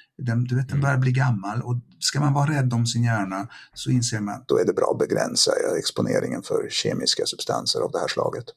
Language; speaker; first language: Swedish; early bilingual, other home language; Polish